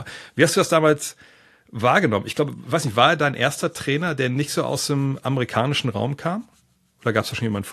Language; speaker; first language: German; native; German